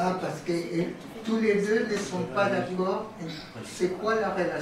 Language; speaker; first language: French; non-native, fluent; Spanish